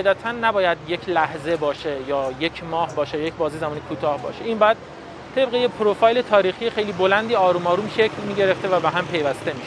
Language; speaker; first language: Persian; native; Persian